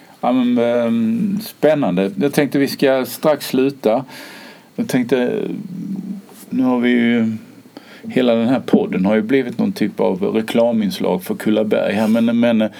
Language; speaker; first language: Swedish; native; Swedish